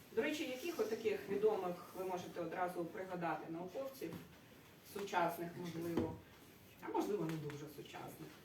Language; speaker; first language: Ukrainian; non-native, local second language; Russian